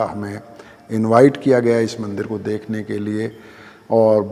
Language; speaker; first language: Hindi; native; Hindi